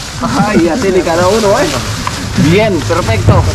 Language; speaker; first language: Spanish; non-native, learner; Filipino